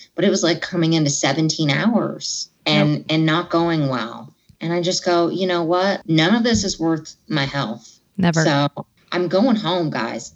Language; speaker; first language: English; native; English